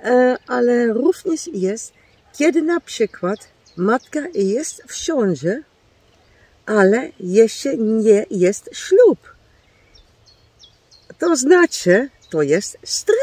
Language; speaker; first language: Polish; non-native, learner; Dutch